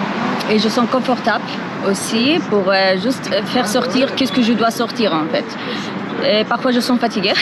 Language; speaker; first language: French; non-native, learner; Arabic